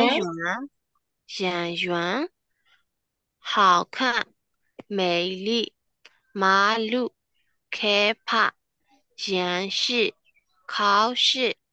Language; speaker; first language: Chinese; non-native, learner; Burmese